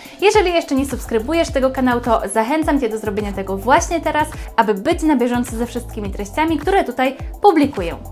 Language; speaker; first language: Polish; native; Polish